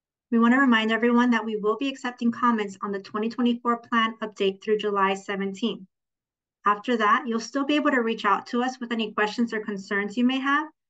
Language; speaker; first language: English; native; English